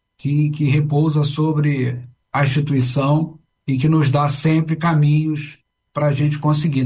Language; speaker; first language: Portuguese; native; Portuguese